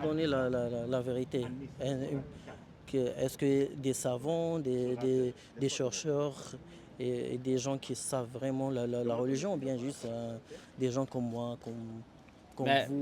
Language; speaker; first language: French; non-native, learner; Arabic